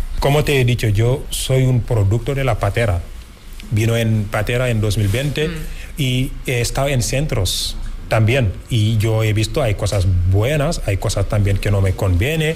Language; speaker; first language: Spanish; non-native, fluent; Wolof